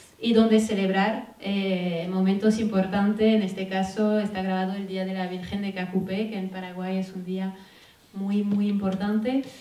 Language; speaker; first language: Spanish; non-native, fluent; French